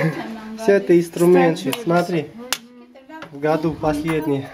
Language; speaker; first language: Russian; non-native, local second language; Armenian